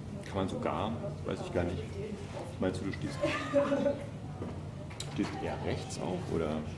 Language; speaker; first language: German; native; German